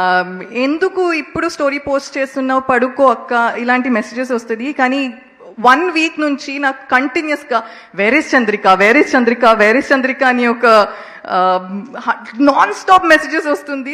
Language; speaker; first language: Telugu; non-native, local second language; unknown